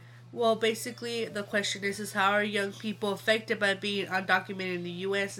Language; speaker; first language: English; early bilingual, other home language; Spanish